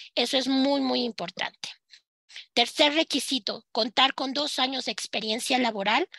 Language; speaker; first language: Spanish; native; Spanish